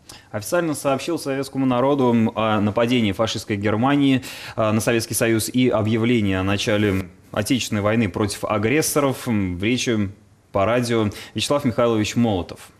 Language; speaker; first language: Russian; native; Russian